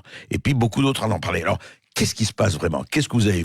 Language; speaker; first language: French; native; French